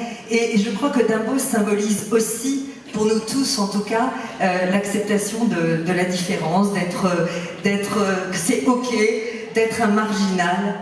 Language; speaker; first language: French; native; French